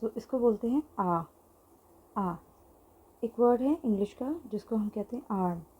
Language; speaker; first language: Hindi; native; Hindi